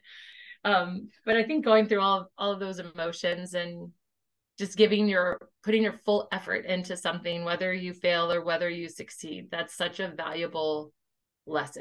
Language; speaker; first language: English; native; English